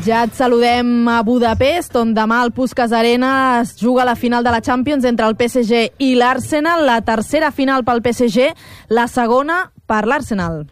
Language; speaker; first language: Catalan; native; Catalan